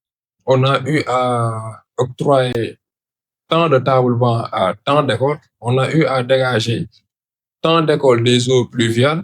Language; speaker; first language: French; non-native, local second language; Wolof